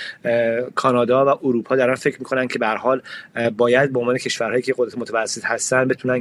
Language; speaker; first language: Persian; native; Persian